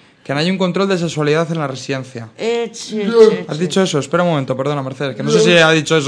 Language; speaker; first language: Spanish; native; Spanish